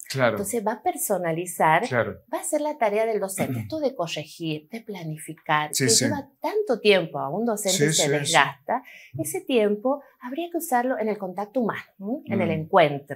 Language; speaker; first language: Spanish; native; Spanish